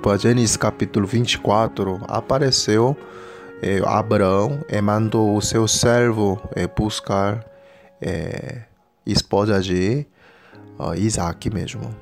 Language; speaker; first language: Portuguese; non-native, fluent; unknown